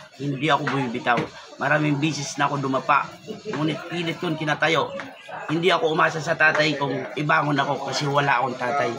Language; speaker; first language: Filipino; non-native, local second language; Waray